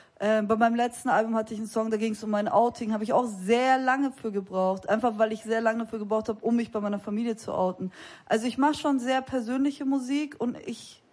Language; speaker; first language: German; early bilingual, other home language; Kurdish